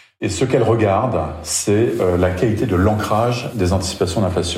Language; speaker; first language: French; native; French